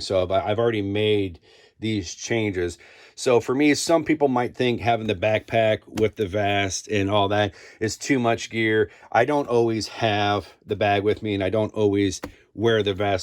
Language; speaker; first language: English; native; English